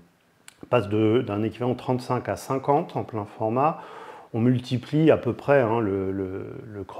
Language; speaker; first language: French; native; French